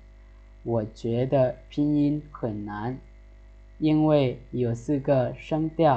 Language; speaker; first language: Chinese; non-native, fluent; Lao